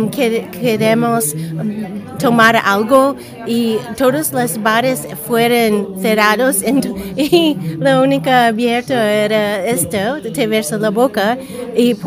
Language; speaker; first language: Spanish; non-native, learner; English